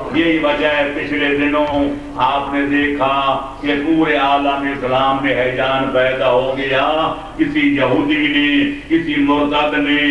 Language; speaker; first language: Urdu; non-native, local second language; Punjabi